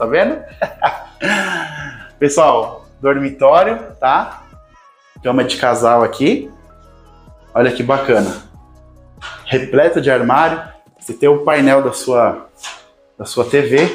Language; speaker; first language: Portuguese; native; Portuguese